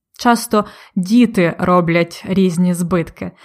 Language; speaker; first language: Ukrainian; native; Ukrainian